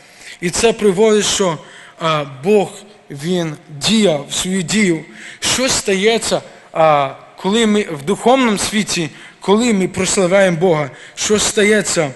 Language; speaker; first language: Ukrainian; early bilingual, heritage; Ukrainian